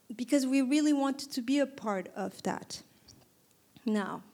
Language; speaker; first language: English; non-native, fluent; Turkish